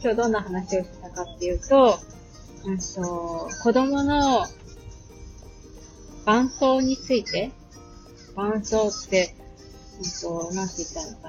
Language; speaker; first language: Japanese; native; Japanese